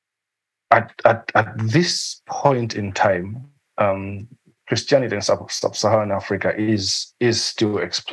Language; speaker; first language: English; non-native, local second language; Nyanja